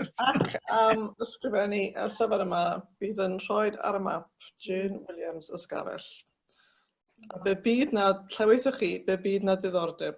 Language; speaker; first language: Welsh; native; Welsh